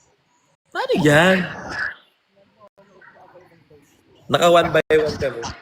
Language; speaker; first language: Filipino; native; Filipino